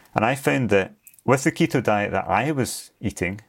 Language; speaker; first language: English; native; English